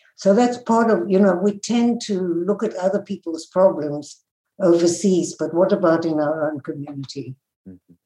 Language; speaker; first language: English; native; English